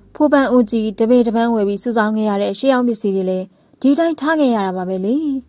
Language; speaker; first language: Burmese; native; Burmese